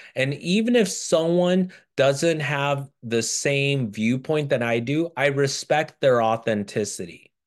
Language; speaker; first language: English; early bilingual, other home language; Japanese